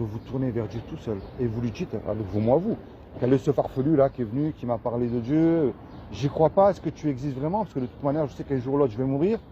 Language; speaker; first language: French; native; French